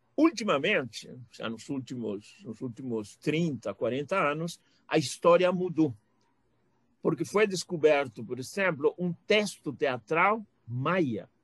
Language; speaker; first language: Portuguese; non-native, fluent; Spanish